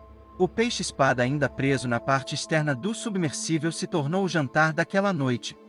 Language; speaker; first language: Portuguese; native; Portuguese